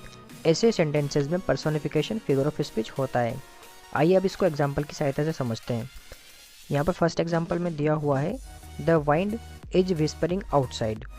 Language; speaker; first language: Hindi; native; Hindi